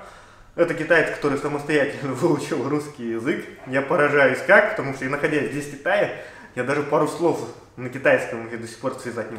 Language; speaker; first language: Russian; native; Russian